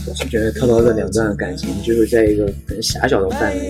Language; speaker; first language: Chinese; native; Chinese